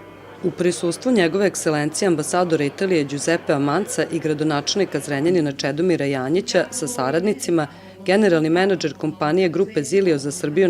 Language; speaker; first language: Serbian; native; Serbian